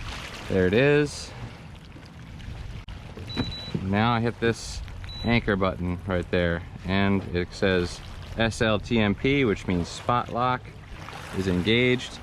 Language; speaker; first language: English; native; English